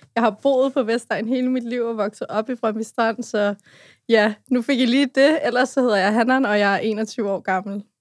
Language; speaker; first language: Danish; early bilingual, other home language; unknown